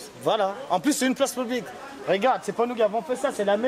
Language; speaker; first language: French; native; French